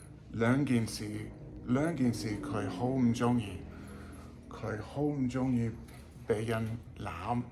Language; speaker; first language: Cantonese; non-native, learner; English